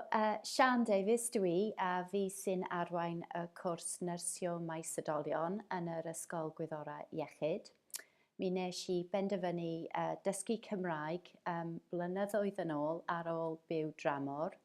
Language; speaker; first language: Welsh; non-native, fluent; English